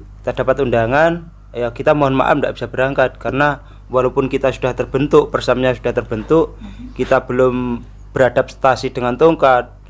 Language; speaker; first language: Indonesian; non-native, local second language; Madurese